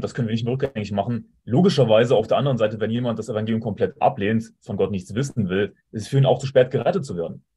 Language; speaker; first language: German; native; German